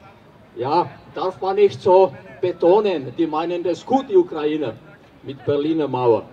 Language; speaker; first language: German; non-native, fluent; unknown